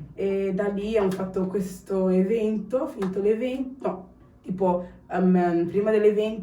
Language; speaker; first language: Italian; early bilingual, other home language; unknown